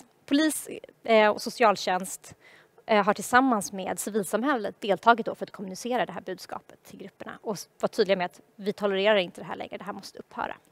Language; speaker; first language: Swedish; native; Swedish